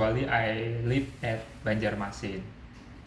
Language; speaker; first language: English; non-native, learner; Indonesian